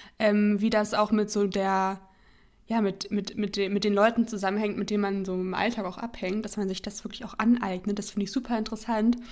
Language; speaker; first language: German; native; German